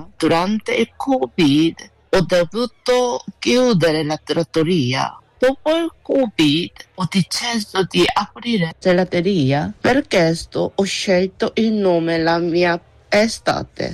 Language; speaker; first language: Italian; non-native, learner; Korean